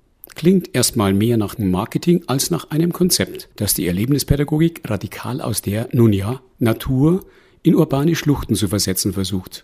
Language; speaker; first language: German; native; German